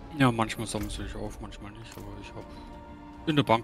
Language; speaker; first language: German; native; German